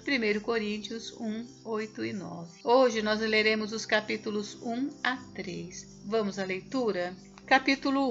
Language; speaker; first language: Portuguese; native; Portuguese